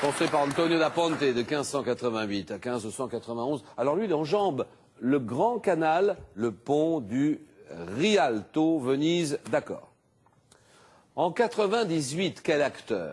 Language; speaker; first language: French; native; French